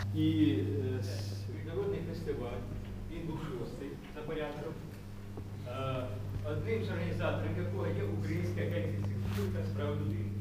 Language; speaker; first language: Ukrainian; native; Ukrainian